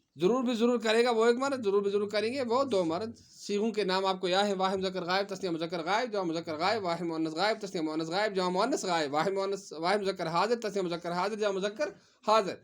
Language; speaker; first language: Urdu; non-native, local second language; Kashmiri